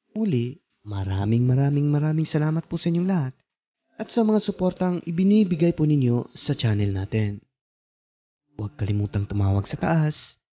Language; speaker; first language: Filipino; non-native, local second language; Cebuano